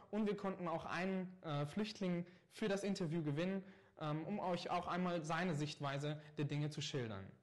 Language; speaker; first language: German; native; German